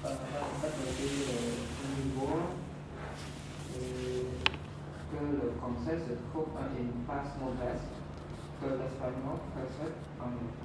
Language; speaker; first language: French; non-native, learner; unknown